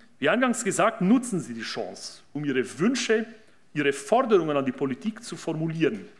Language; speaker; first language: German; native; German